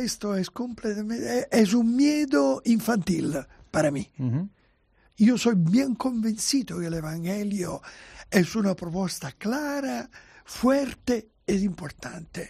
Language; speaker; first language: Spanish; non-native, fluent; Italian